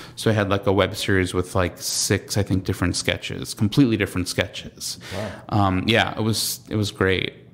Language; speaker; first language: English; native; English